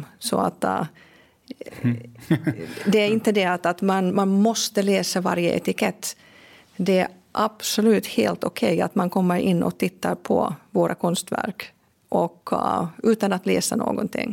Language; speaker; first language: Swedish; non-native, local second language; Finnish